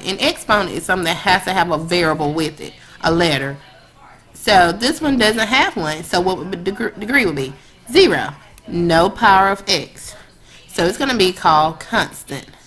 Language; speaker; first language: English; native; English